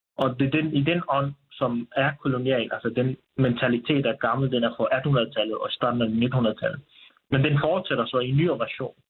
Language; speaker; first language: Danish; early bilingual, other home language; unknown